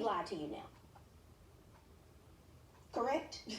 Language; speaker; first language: English; native; English